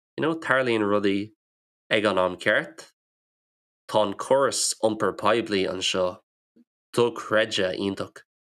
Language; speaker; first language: Irish; non-native, local second language; English